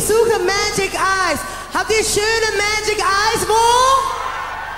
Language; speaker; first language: German; non-native, learner; English